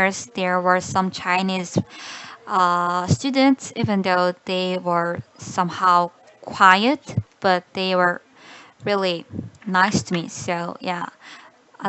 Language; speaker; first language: English; non-native, learner; Korean